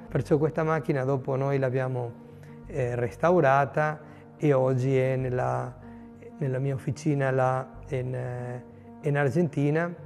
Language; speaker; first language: Italian; non-native, fluent; Spanish